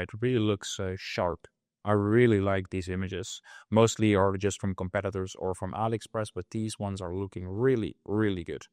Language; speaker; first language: English; non-native, fluent; Dutch